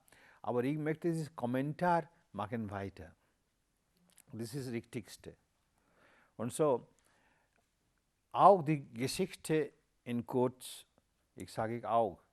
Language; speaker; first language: German; non-native, learner; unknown